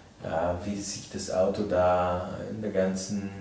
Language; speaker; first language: German; non-native, fluent; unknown